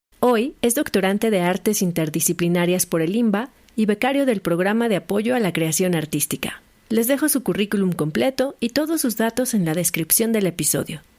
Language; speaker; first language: Spanish; native; Spanish